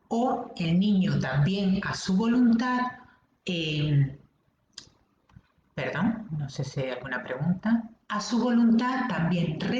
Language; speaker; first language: Spanish; native; Spanish